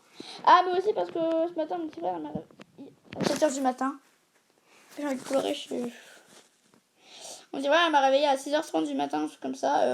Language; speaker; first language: French; native; French